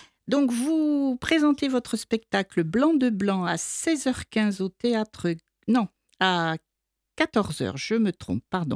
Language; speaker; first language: French; native; French